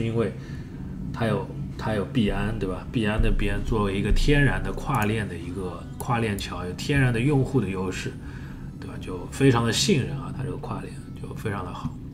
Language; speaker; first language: Chinese; native; Chinese